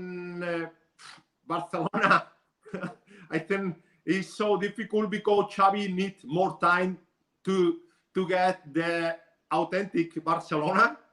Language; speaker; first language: English; non-native, learner; Spanish